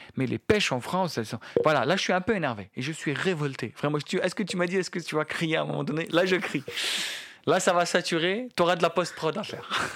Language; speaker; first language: French; non-native, local second language; Arabic